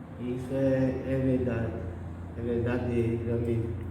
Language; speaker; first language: Portuguese; non-native, local second language; Guarani